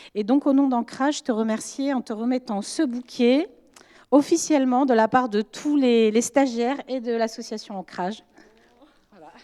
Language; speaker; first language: French; native; French